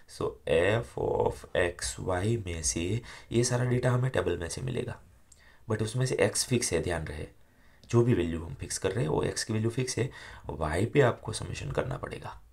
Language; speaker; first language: Hindi; non-native, local second language; Gujarati